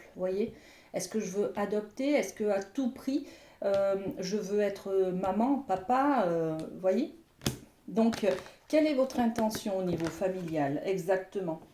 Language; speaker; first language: French; native; French